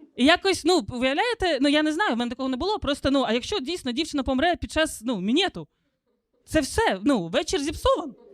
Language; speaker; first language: Ukrainian; non-native, local second language; Russian